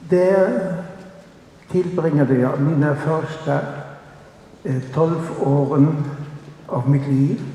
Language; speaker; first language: Swedish; non-native, fluent; German